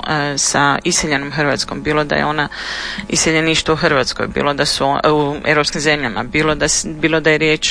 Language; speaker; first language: Serbian; native; Serbian